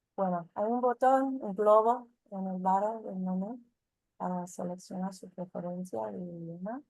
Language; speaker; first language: Spanish; non-native, learner; English